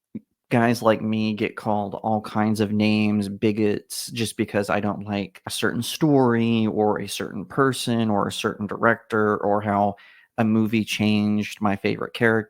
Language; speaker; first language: English; native; English